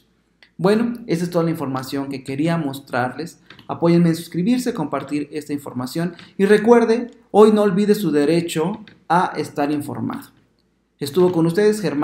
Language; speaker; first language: Spanish; native; Spanish